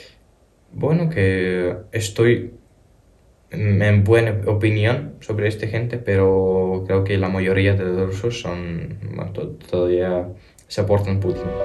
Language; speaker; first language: Spanish; early bilingual, other home language; Ukrainian